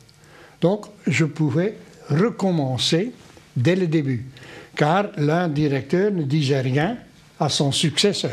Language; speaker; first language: French; non-native, local second language; Dutch